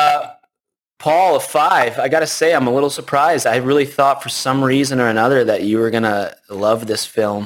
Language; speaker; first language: English; native; English